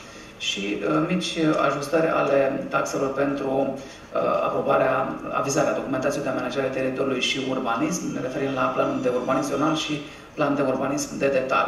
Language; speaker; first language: Romanian; native; Romanian